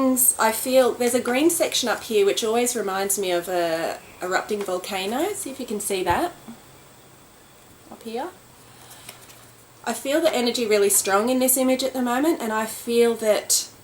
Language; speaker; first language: English; native; English